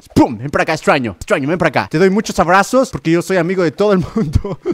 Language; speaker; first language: Spanish; non-native, learner; English